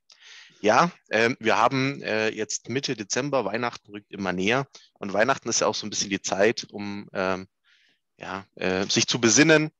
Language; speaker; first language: German; native; German